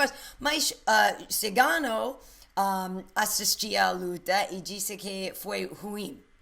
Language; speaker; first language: Portuguese; non-native, learner; English